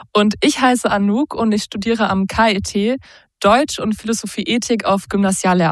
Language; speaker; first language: German; native; German